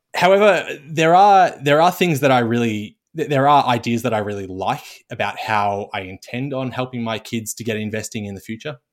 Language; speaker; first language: English; native; English